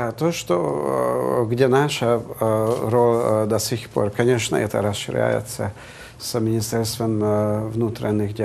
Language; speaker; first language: Russian; non-native, fluent; Hungarian